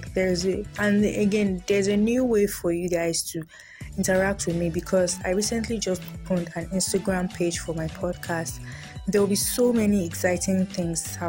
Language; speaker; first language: English; non-native, local second language; Yoruba